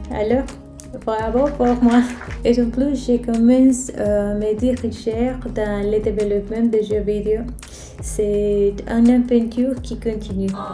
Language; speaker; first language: French; non-native, fluent; Spanish